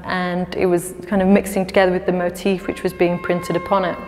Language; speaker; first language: English; native; English